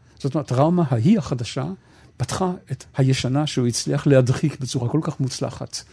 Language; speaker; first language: Hebrew; non-native, fluent; French